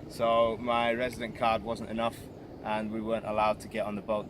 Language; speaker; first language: English; native; English